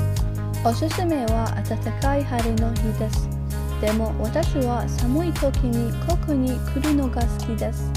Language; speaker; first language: Japanese; non-native, learner; Arabic